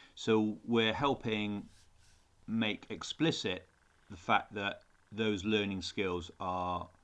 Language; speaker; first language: English; native; English